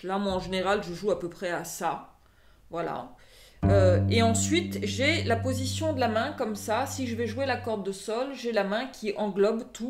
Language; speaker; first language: French; native; French